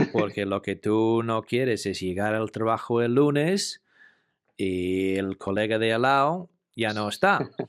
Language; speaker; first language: Spanish; non-native, fluent; English